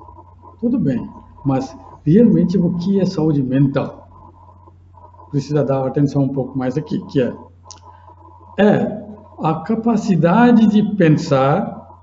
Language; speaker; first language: Portuguese; non-native, fluent; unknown